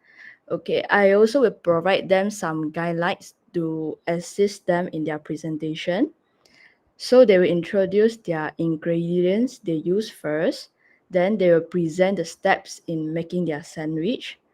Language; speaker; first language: English; non-native, local second language; Malay